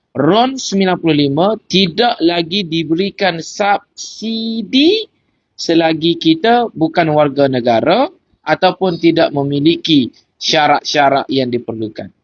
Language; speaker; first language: Malay; native; Malay